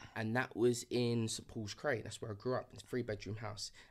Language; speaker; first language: English; early bilingual, other home language; Yoruba